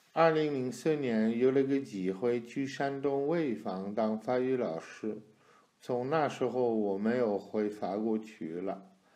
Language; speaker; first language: Chinese; non-native, fluent; French